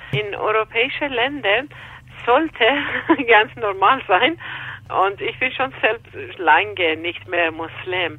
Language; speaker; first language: German; non-native, fluent; Persian